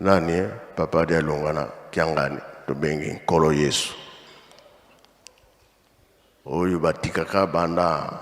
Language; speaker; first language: Lingala; non-native, local second language; Kongo